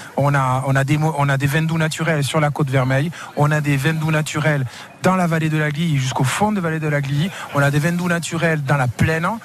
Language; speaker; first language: French; native; French